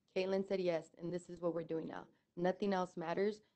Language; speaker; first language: English; early bilingual, other home language; Spanish